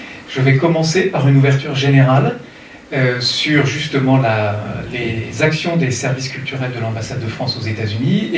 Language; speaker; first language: French; native; French